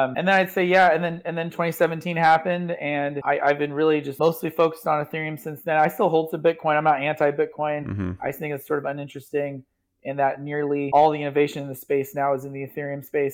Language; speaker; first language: English; native; English